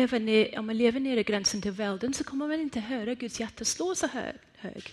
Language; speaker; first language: Swedish; non-native, fluent; Persian